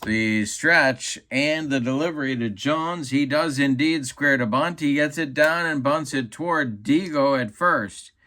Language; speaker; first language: English; native; English